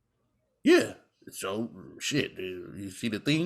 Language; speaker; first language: English; native; English